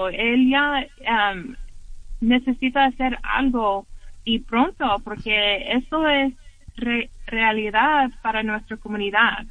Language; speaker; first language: Spanish; early bilingual, heritage; English